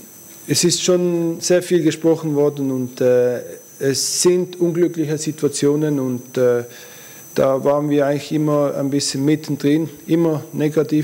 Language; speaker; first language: German; early bilingual, other home language; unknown